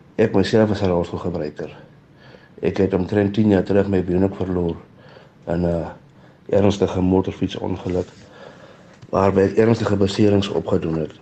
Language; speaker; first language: Afrikaans; native; Afrikaans